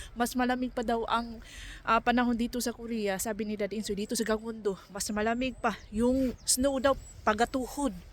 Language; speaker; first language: Filipino; non-native, local second language; Cebuano